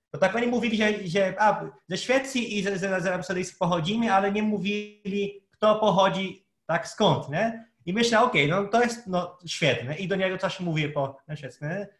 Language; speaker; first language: Polish; non-native, fluent; Portuguese